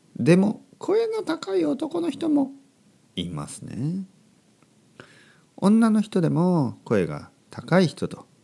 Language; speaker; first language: Japanese; native; Japanese